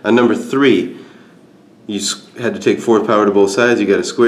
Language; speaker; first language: English; native; English